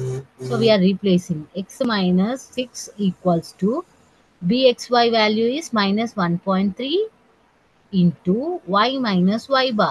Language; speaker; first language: English; non-native, local second language; Telugu